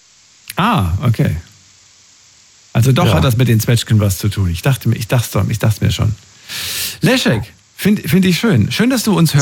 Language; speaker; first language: German; native; German